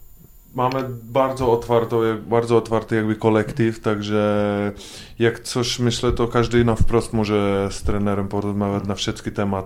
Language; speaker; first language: Polish; non-native, fluent; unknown